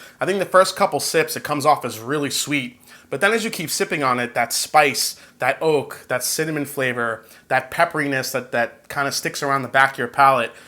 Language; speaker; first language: English; native; English